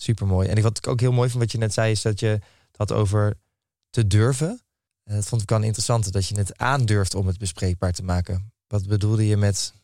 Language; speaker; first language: Dutch; native; Dutch